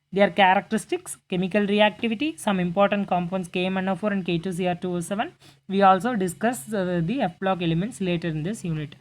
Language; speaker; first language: English; non-native, local second language; Tamil